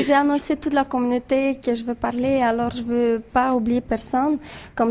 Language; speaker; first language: French; non-native, fluent; Romanian